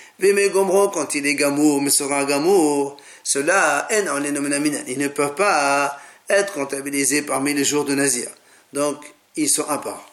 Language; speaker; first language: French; native; French